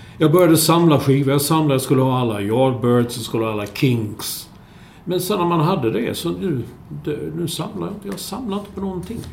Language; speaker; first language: Swedish; native; Swedish